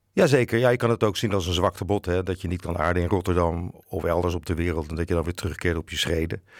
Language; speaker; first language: Dutch; native; Dutch